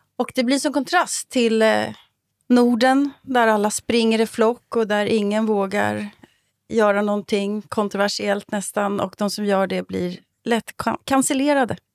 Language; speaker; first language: Swedish; native; Swedish